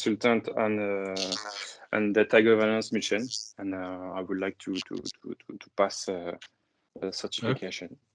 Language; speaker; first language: English; non-native, fluent; French